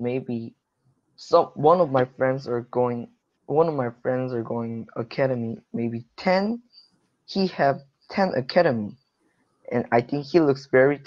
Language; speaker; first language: English; non-native, learner; Korean